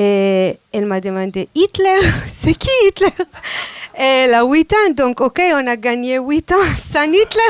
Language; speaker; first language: French; non-native, fluent; Hebrew